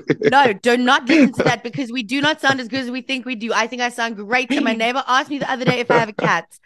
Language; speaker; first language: English; native; English